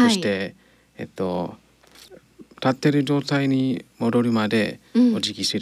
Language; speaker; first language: Japanese; non-native, fluent; English